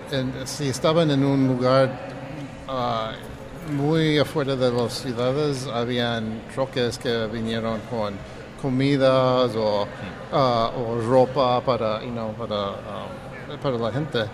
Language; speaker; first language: Spanish; early bilingual, heritage; Spanish